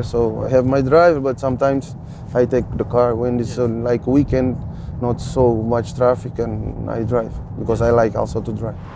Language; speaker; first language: English; non-native, fluent; Portuguese